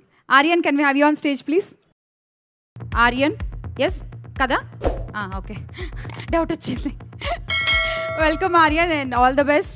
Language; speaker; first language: Telugu; native; Telugu